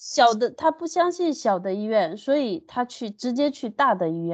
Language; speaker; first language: Chinese; non-native, learner; Japanese